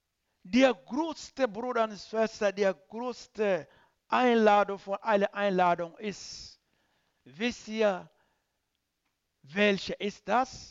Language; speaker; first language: German; non-native, learner; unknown